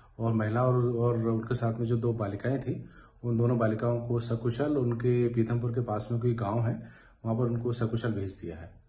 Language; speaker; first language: Hindi; native; Hindi